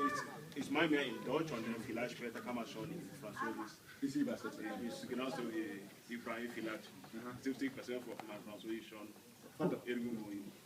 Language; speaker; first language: German; non-native, learner; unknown